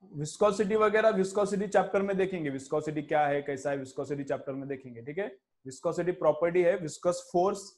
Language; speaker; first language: Hindi; non-native, local second language; Marathi